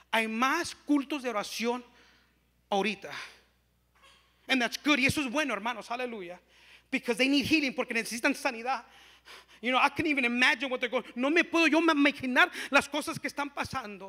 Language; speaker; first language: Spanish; early bilingual, heritage; Spanish